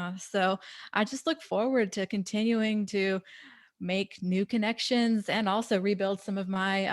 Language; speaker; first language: English; native; English